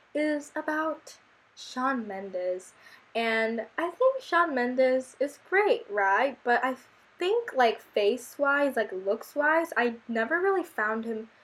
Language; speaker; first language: English; early bilingual, other home language; Korean